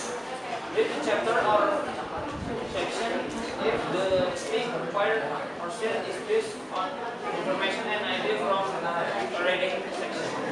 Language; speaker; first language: English; non-native, learner; Indonesian